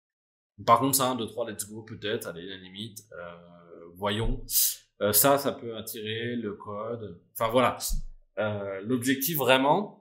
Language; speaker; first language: French; native; French